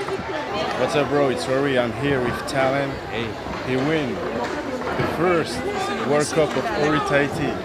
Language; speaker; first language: English; non-native, local second language; French